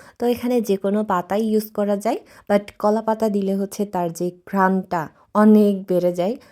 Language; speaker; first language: Bangla; non-native, local second language; Chakma